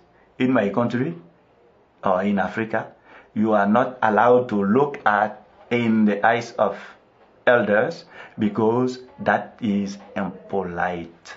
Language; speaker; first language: English; non-native, local second language; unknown